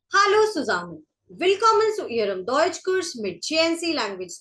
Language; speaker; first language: German; non-native, fluent; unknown